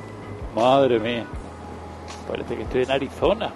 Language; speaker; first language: Spanish; native; Spanish